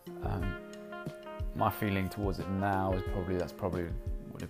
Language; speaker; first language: English; native; English